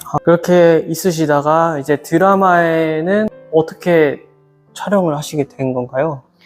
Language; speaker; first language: Korean; native; Korean